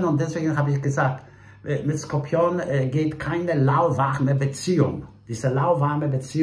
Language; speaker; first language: German; non-native, fluent; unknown